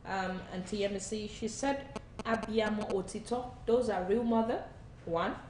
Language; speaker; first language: English; non-native, local second language; Yoruba